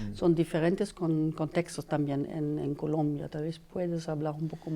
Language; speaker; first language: Spanish; non-native, fluent; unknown